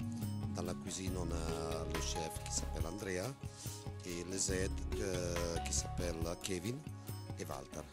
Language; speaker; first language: French; non-native, fluent; Italian